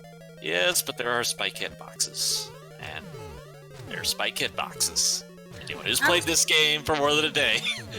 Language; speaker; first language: English; native; English